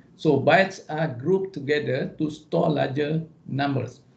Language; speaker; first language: English; non-native, local second language; Malay